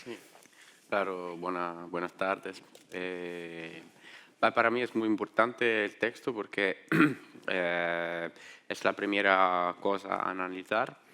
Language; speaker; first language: Spanish; non-native, fluent; Italian